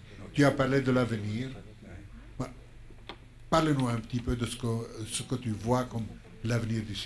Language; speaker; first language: French; non-native, fluent; Hebrew